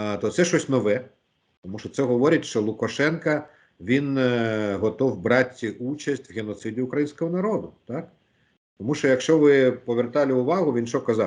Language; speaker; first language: Ukrainian; non-native, local second language; Russian